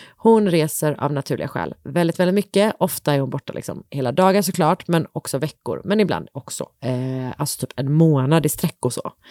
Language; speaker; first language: Swedish; native; Swedish